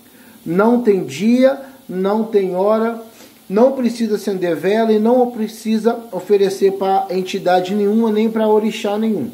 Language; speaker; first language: Portuguese; native; Portuguese